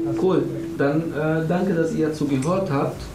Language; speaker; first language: German; non-native, fluent; Arabic